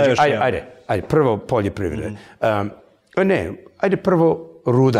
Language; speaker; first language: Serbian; early bilingual, heritage; English